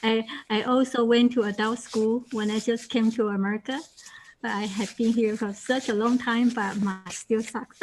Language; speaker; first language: English; non-native, fluent; Chinese